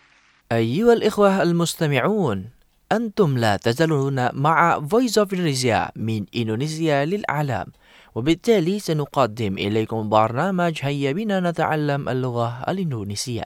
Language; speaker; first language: Arabic; non-native, fluent; Indonesian